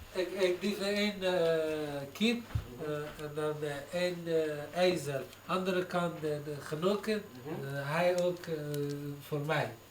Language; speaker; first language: Dutch; non-native, learner; Persian